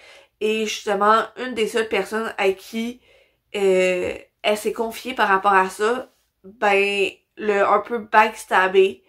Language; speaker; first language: French; native; French